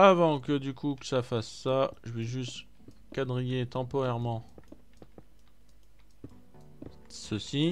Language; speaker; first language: French; native; French